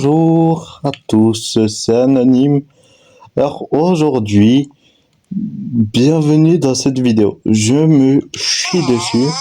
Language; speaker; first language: French; native; French